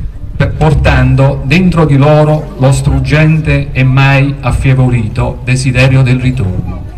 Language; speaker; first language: Italian; native; Italian